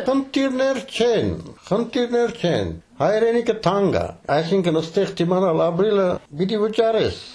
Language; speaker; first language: Armenian; early bilingual, heritage; Armenian